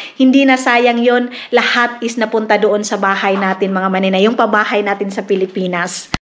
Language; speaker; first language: Filipino; non-native, local second language; Cebuano